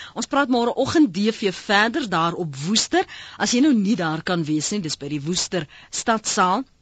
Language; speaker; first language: Afrikaans; native; Afrikaans